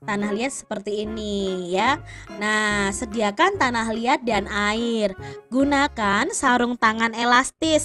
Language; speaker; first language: Indonesian; native; Indonesian